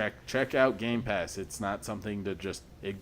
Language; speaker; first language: English; native; English